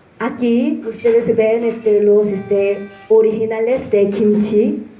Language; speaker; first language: Spanish; non-native, fluent; Korean